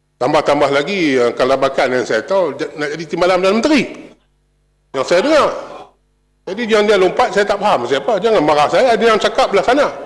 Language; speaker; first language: Malay; non-native, local second language; Chinese